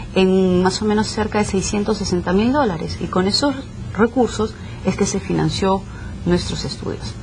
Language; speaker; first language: Spanish; native; Spanish